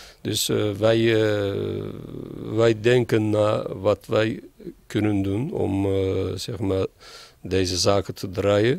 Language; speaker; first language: Dutch; non-native, learner; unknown